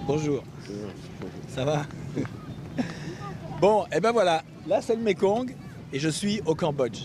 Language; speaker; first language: French; native; French